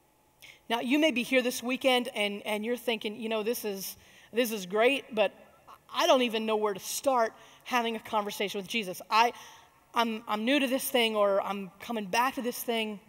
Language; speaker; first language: English; native; English